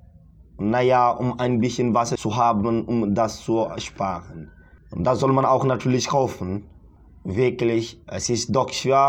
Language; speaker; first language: German; non-native, fluent; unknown